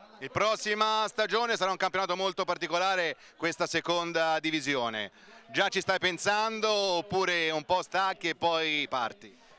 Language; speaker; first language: Italian; native; Italian